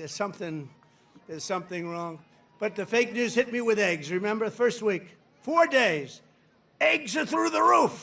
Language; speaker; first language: English; native; English